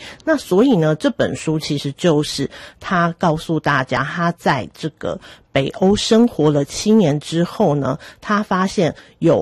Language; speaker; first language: Chinese; native; Chinese